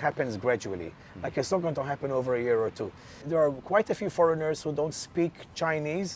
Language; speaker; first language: English; non-native, local second language; Maltese